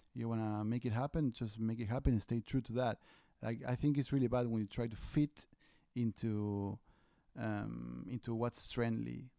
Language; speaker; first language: English; non-native, fluent; Spanish